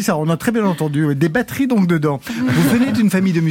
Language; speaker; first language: French; native; French